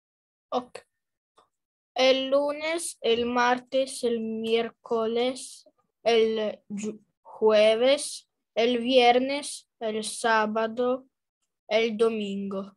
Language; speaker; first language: Spanish; non-native, learner; Ukrainian